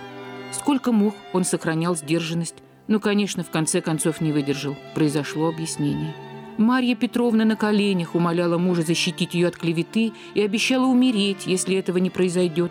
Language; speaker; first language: Russian; native; Russian